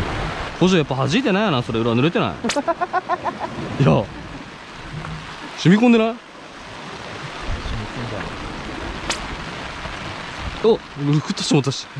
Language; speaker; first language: Japanese; native; Japanese